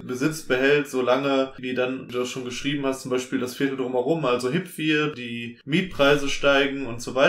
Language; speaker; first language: German; native; German